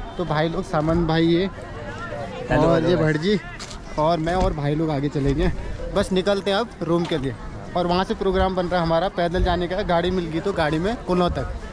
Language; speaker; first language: Hindi; native; Hindi